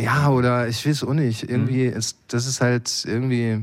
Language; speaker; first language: German; native; German